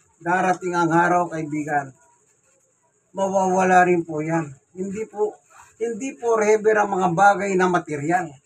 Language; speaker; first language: Filipino; non-native, local second language; Pampanga